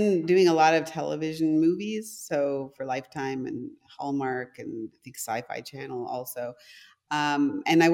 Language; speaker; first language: English; non-native, fluent; German